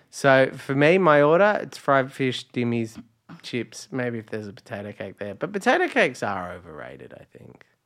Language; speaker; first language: English; native; English